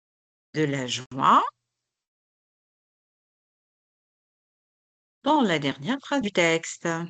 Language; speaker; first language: French; non-native, local second language; Arabic